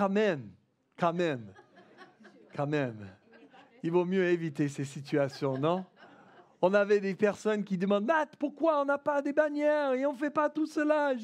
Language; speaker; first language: French; non-native, fluent; English